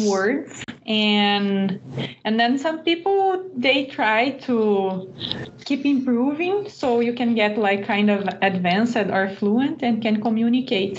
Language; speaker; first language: English; non-native, fluent; Portuguese